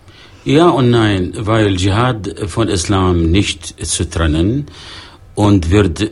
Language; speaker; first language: German; non-native, fluent; Arabic